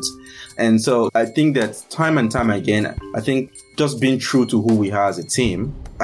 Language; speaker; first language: English; non-native, local second language; Yoruba